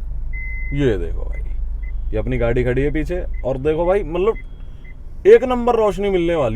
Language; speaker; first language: Hindi; native; Hindi